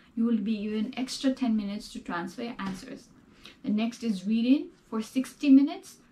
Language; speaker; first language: English; non-native, local second language; Nepali